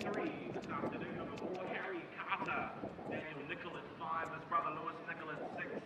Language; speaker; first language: English; native; English